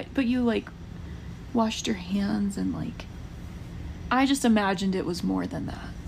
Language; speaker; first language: English; native; English